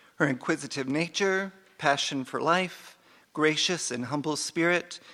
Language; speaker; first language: English; native; English